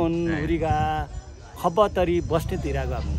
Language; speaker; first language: Korean; non-native, fluent; Nepali